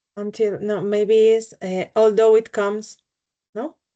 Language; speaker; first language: English; non-native, learner; Spanish